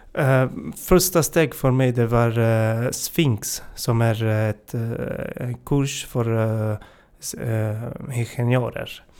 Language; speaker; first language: Swedish; non-native, learner; Italian